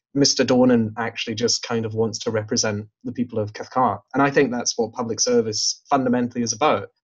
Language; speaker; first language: English; native; English